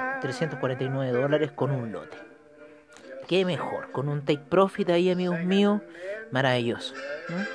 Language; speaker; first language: Spanish; native; Spanish